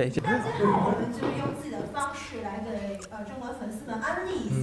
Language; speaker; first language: Chinese; native; Chinese